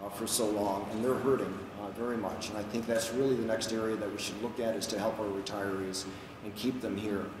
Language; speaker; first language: English; native; English